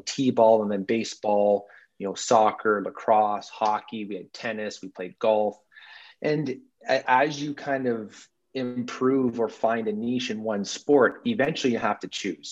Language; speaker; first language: English; native; English